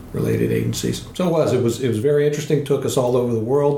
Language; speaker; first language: English; native; English